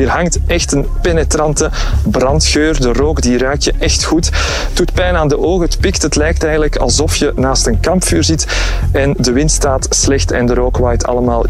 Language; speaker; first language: Dutch; native; Dutch